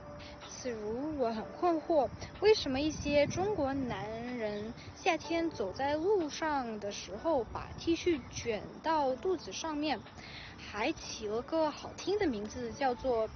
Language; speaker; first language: Chinese; early bilingual, other home language; Russian